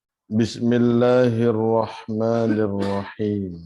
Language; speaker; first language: Arabic; non-native, fluent; Javanese